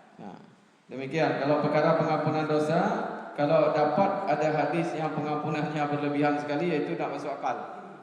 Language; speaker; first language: Malay; non-native, local second language; Achinese